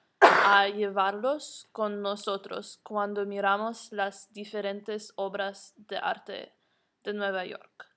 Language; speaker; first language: Spanish; non-native, learner; English